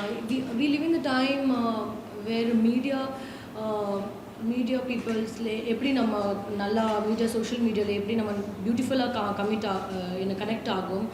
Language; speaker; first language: Tamil; non-native, learner; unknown